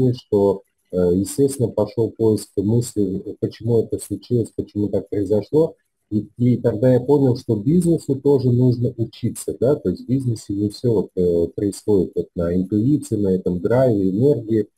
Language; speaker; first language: Russian; native; Russian